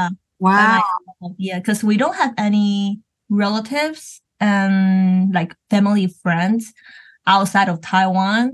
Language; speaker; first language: English; non-native, fluent; Chinese